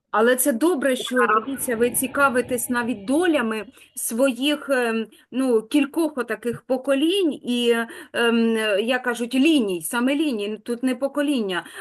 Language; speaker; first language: Ukrainian; native; Ukrainian